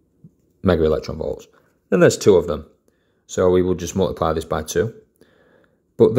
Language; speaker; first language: English; native; English